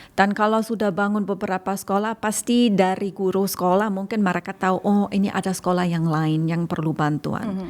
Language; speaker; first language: Indonesian; non-native, fluent; German